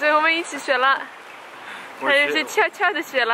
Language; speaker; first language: Chinese; non-native, fluent; Swedish